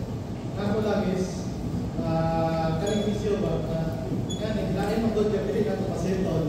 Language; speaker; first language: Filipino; non-native, local second language; Cebuano